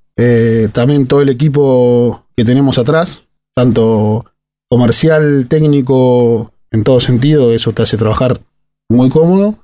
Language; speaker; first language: Spanish; native; Spanish